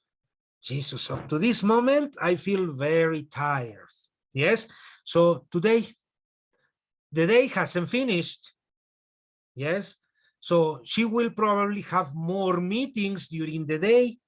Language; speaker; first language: English; non-native, fluent; Spanish